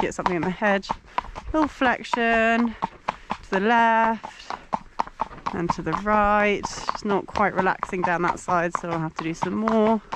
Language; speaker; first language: English; native; English